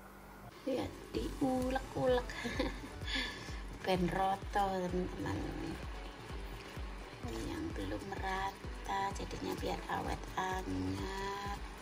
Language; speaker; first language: Indonesian; non-native, local second language; Javanese